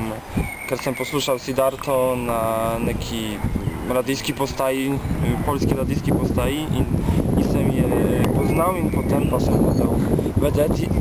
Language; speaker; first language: Slovenian; non-native, fluent; Polish